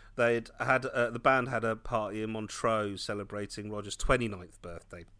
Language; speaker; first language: English; early bilingual, other home language; Hindi